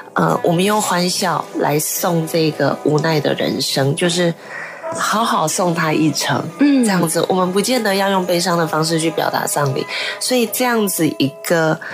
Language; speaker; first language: Chinese; non-native, local second language; Hakka Chinese